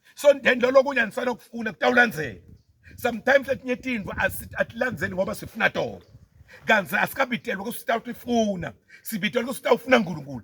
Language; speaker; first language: Zulu; non-native, local second language; Tsonga